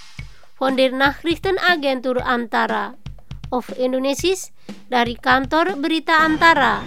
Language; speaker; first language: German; non-native, fluent; Indonesian